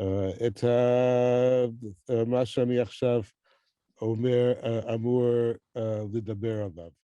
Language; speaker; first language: Hebrew; non-native, fluent; English